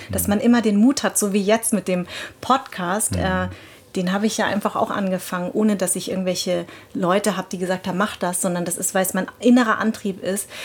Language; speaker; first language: German; early bilingual, other home language; Vietnamese